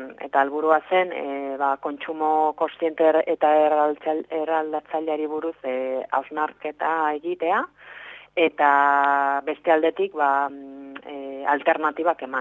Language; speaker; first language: Basque; non-native, local second language; Spanish